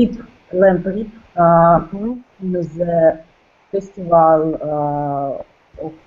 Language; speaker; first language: English; non-native, learner; Russian